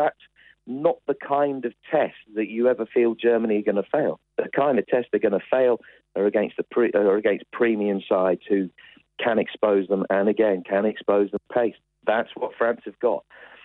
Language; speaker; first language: English; native; English